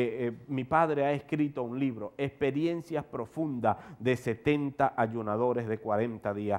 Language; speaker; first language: Spanish; native; Spanish